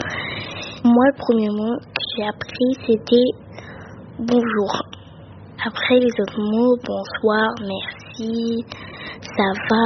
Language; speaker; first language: French; early bilingual, other home language; Arabic